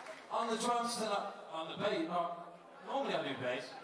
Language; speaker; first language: English; native; English